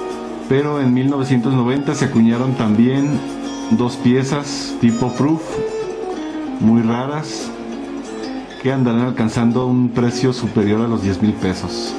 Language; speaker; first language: Spanish; native; Spanish